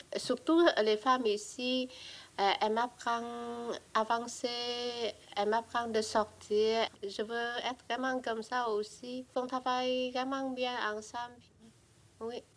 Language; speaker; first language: French; non-native, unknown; Vietnamese